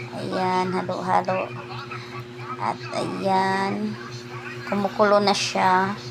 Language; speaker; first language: Filipino; non-native, local second language; Cebuano